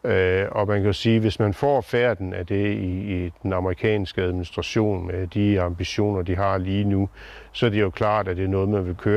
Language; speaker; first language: Danish; native; Danish